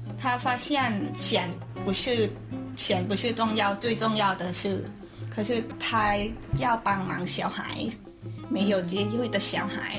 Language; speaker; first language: Chinese; non-native, learner; Thai